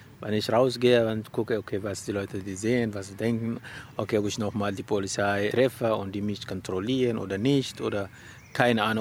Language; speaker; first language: German; non-native, learner; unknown